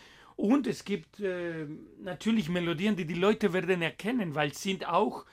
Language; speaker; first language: German; non-native, fluent; Spanish